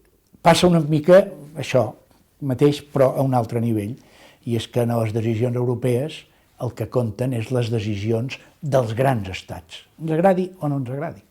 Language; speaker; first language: Catalan; native; Catalan